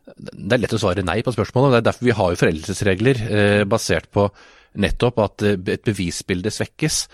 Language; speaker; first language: Norwegian; native; Norwegian